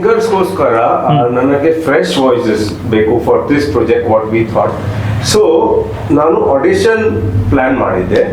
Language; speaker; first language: Kannada; non-native, learner; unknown